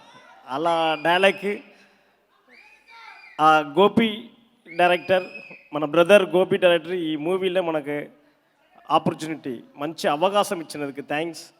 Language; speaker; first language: Telugu; non-native, fluent; Tamil